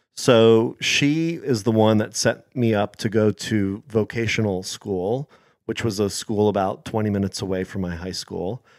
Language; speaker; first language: English; early bilingual, other home language; Hebrew